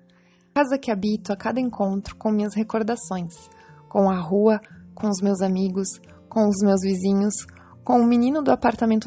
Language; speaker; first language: Portuguese; native; Portuguese